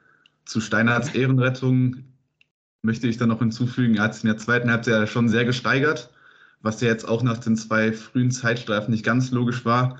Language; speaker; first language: German; native; German